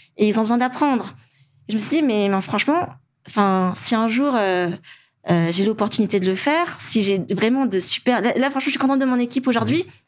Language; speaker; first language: French; non-native, local second language; Malagasy